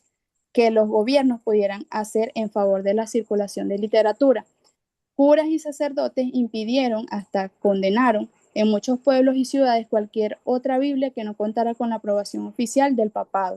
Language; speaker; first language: Spanish; native; Spanish